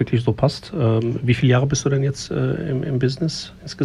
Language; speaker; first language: German; native; German